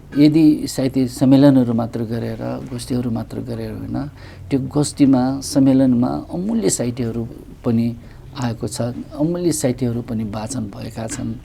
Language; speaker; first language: Nepali; non-native, local second language; Newari